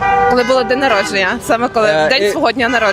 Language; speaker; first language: Ukrainian; native; Ukrainian